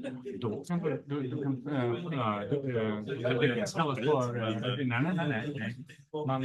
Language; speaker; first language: Swedish; non-native, fluent; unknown